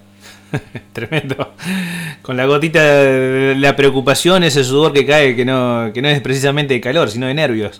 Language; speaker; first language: Spanish; native; Spanish